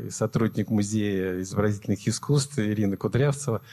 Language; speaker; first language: Russian; native; Russian